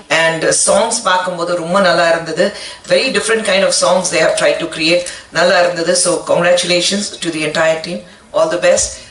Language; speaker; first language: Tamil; non-native, fluent; Hindi